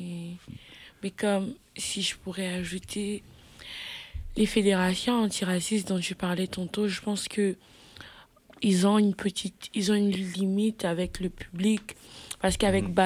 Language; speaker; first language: French; native; French